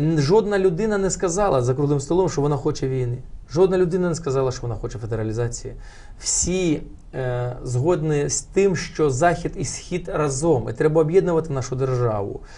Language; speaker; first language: Ukrainian; non-native, local second language; Russian